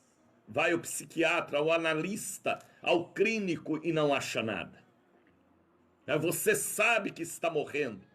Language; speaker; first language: Portuguese; native; Portuguese